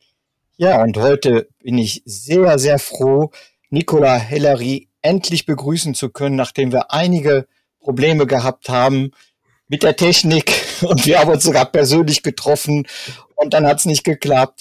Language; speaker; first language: German; native; German